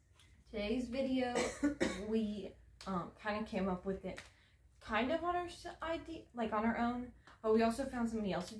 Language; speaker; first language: English; native; English